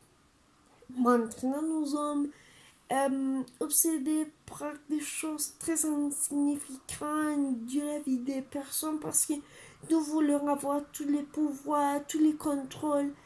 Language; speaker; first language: French; non-native, learner; Spanish